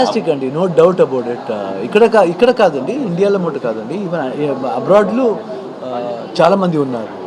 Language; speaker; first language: Telugu; non-native, learner; Kannada